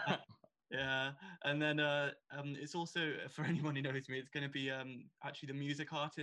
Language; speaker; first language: English; native; English